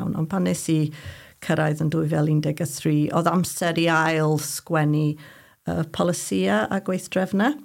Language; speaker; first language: Welsh; non-native, fluent; English